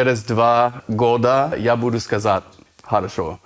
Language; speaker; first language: Russian; non-native, learner; English